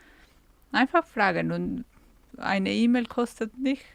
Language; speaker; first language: German; non-native, fluent; Spanish